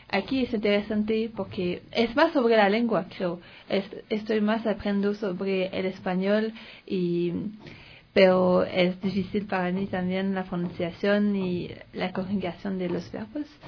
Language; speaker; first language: Spanish; non-native, learner; French